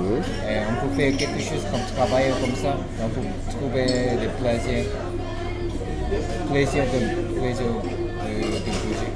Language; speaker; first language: French; non-native, learner; Korean